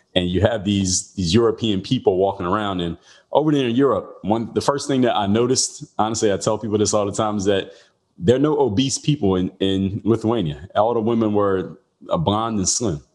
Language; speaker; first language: English; native; English